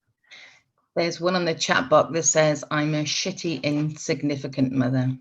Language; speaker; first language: English; native; English